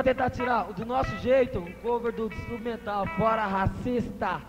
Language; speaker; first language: Portuguese; native; Portuguese